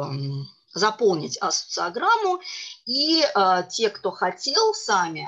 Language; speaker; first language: Russian; native; Russian